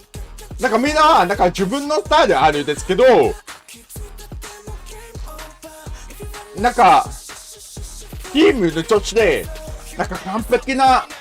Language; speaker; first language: Japanese; non-native, learner; English